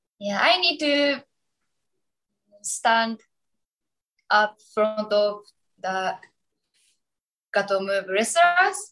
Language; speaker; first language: English; non-native, learner; Japanese